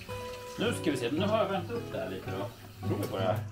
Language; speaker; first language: Swedish; native; Swedish